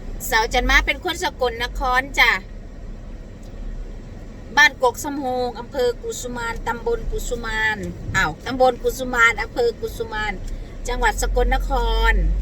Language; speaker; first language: Thai; non-native, local second language; Northeastern Thai